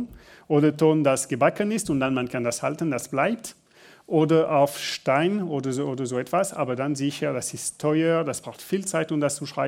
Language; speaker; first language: German; non-native, learner; French